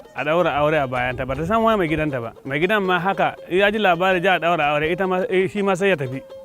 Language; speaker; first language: Hausa; non-native, local second language; Fula